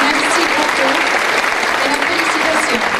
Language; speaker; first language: French; non-native, fluent; Polish